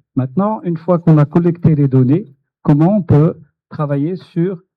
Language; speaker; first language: French; non-native, local second language; Arabic